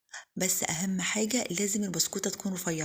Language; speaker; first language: Arabic; native; Arabic